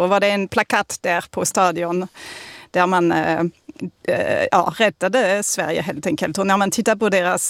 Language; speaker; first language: Swedish; non-native, fluent; French